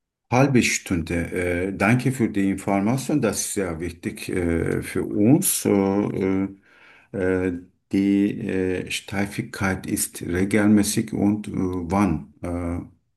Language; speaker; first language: German; non-native, learner; Turkish